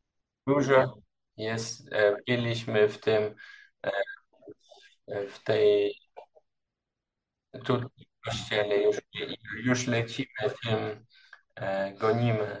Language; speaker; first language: Polish; non-native, learner; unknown